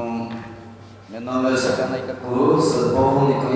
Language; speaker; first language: Portuguese; non-native, local second language; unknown